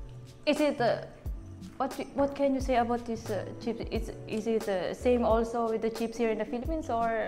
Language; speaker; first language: English; non-native, local second language; Filipino